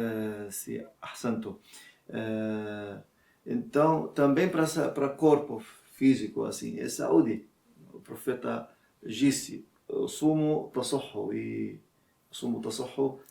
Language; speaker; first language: Portuguese; non-native, learner; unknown